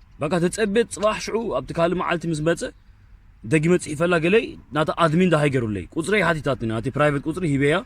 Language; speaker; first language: Tigrinya; early bilingual, heritage; Tigrinya